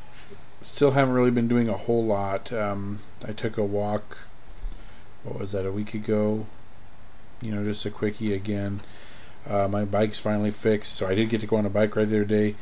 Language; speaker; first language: English; native; English